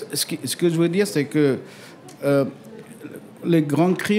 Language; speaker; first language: French; non-native, fluent; Khmer